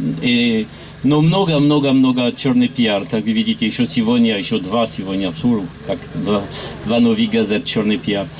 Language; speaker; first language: Russian; non-native, learner; French